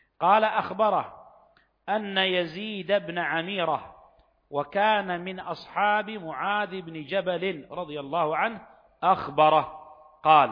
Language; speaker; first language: Arabic; native; Arabic